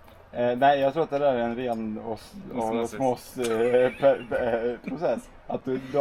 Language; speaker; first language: Swedish; native; Swedish